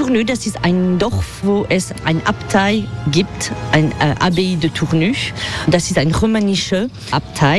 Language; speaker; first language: German; non-native, fluent; French